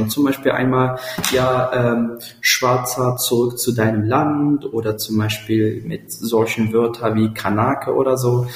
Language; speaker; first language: German; non-native, fluent; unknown